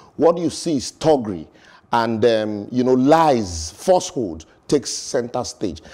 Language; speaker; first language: English; non-native, local second language; Bini